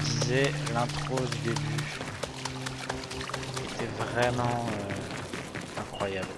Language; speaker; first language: French; native; French